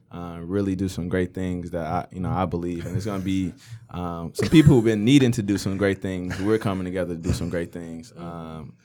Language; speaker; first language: English; native; English